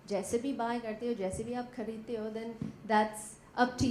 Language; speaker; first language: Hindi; non-native, learner; English